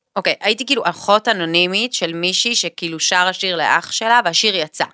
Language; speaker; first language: Hebrew; native; Hebrew